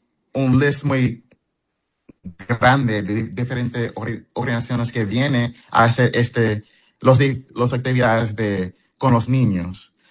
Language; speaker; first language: Spanish; non-native, fluent; English